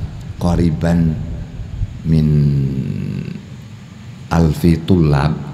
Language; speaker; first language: Arabic; non-native, learner; Indonesian